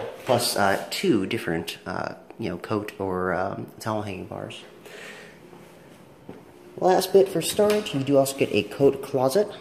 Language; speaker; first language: English; native; English